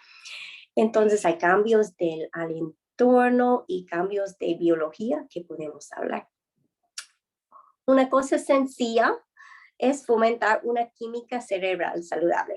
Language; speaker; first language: Spanish; non-native, fluent; English